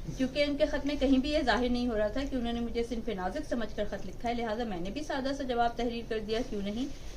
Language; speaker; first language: Urdu; native; Urdu